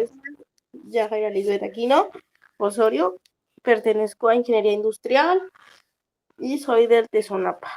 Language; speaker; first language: Spanish; native; Spanish